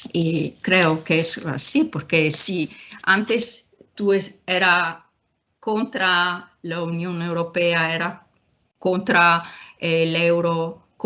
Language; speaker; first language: Spanish; non-native, fluent; Italian